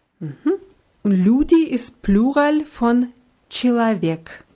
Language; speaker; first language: German; non-native, fluent; Russian